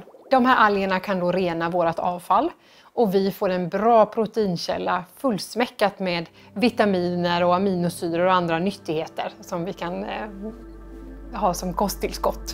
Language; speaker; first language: Swedish; native; Swedish